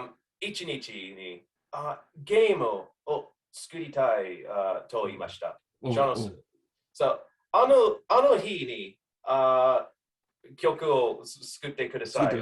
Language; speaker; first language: Japanese; non-native, learner; English